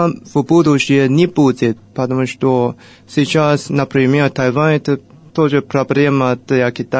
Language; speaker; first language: Russian; non-native, fluent; Chinese